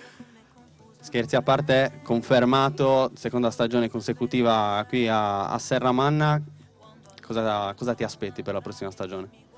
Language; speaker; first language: Italian; native; Italian